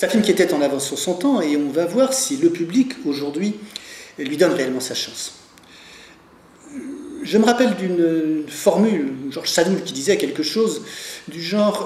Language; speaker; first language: French; native; French